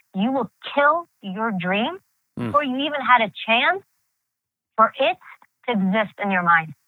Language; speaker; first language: English; early bilingual, other home language; Greek